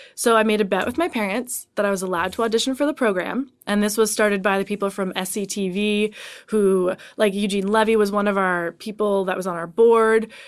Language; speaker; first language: English; native; English